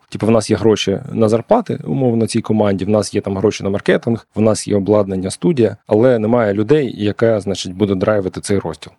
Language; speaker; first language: Ukrainian; non-native, local second language; Russian